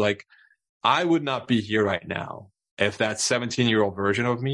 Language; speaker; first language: English; non-native, fluent; Turkish